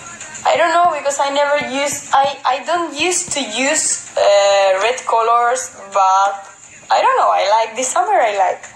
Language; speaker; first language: English; non-native, fluent; Spanish